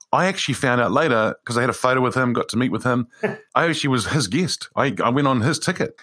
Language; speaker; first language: English; native; English